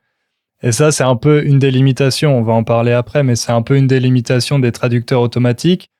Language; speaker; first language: French; native; French